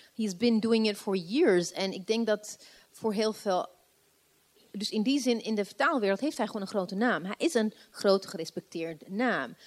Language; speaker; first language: Dutch; non-native, fluent; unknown